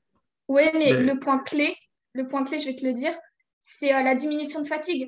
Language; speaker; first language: French; native; French